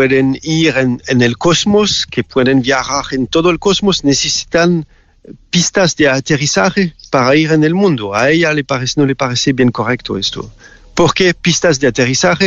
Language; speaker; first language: Spanish; non-native, fluent; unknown